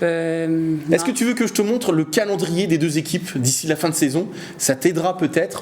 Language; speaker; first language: French; native; French